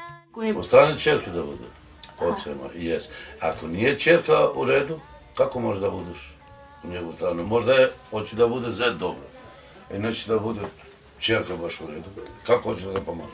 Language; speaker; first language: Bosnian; non-native, local second language; Romany